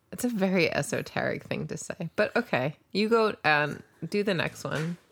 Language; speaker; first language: English; native; English